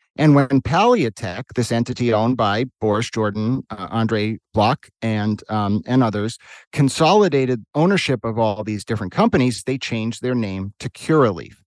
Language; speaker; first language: English; native; English